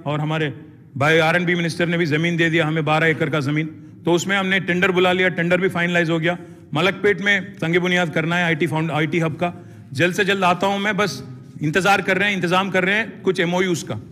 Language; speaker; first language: Hindi; non-native, local second language; Telugu